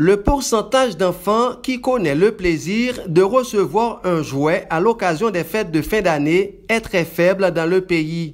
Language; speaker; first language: French; non-native, local second language; Haitian Creole